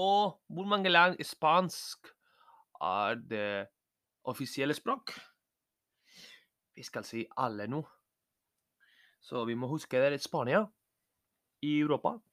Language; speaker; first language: Norwegian; non-native, learner; Spanish